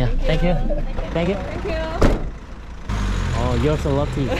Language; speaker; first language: English; non-native, learner; Korean